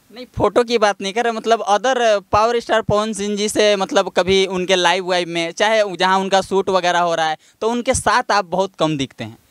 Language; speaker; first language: Hindi; non-native, local second language; Bhojpuri